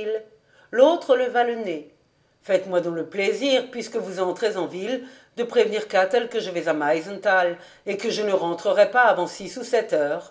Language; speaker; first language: French; native; French